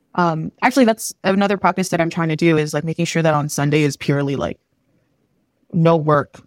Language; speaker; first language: English; early bilingual, other home language; Filipino